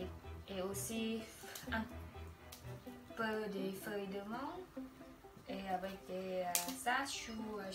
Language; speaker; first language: French; non-native, learner; Khmer